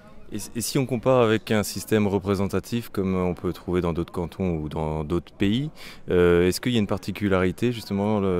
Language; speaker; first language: French; native; French